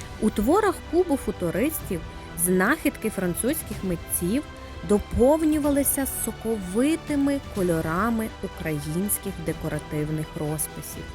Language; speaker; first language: Ukrainian; native; Ukrainian